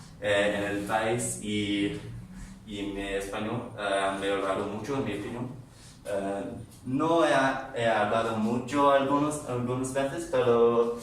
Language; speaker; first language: Spanish; non-native, learner; English